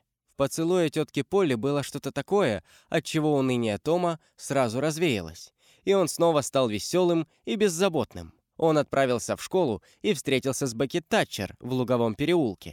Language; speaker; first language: Russian; native; Russian